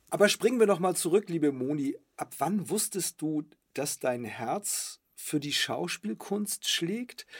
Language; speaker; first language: German; native; German